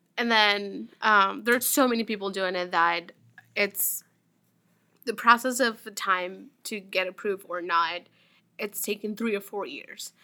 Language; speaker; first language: English; non-native, learner; Spanish